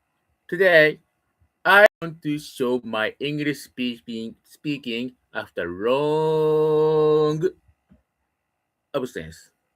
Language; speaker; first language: English; non-native, learner; Japanese